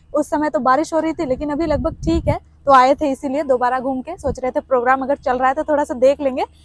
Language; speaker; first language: Hindi; native; Hindi